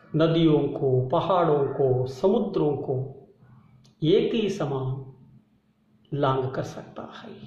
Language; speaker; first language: Hindi; non-native, local second language; Kannada